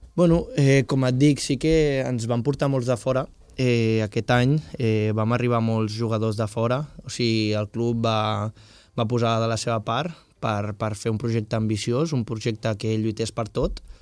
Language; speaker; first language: Catalan; non-native, fluent; Portuguese